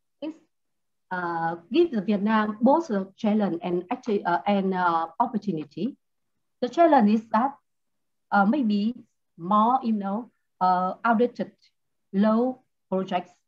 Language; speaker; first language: English; non-native, learner; Vietnamese